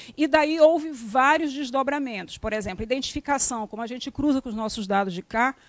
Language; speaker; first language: Portuguese; native; Portuguese